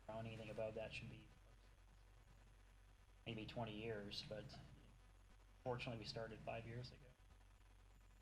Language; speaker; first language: English; native; English